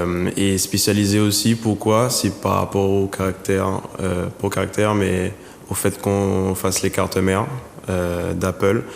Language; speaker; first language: French; native; French